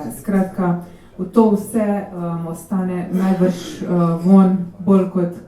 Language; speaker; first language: Slovenian; native; Slovenian